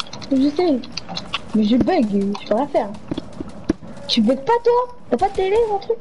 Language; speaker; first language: French; native; French